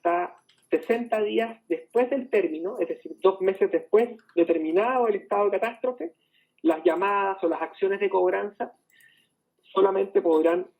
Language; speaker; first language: Spanish; native; Spanish